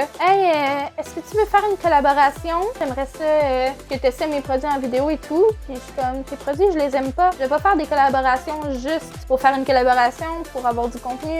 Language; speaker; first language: French; native; French